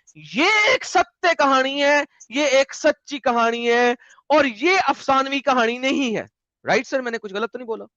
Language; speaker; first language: Urdu; native; Urdu